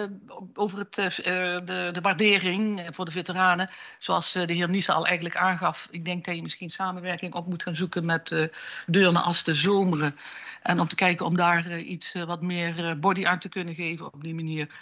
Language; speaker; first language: Dutch; native; Dutch